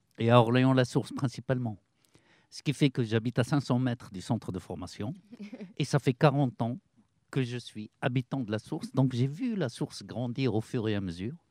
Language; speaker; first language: French; non-native, local second language; Arabic